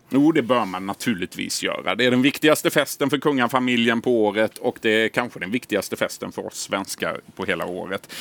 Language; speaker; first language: Swedish; native; Swedish